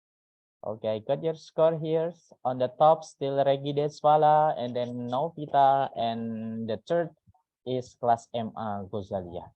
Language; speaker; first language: English; non-native, fluent; Indonesian